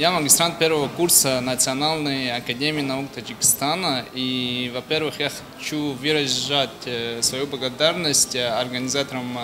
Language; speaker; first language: Russian; non-native, fluent; Tajik